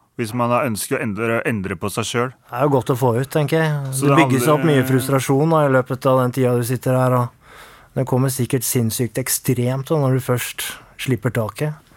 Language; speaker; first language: Norwegian; native; Norwegian